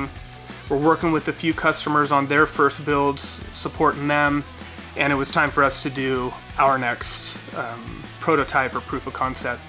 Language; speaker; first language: English; native; English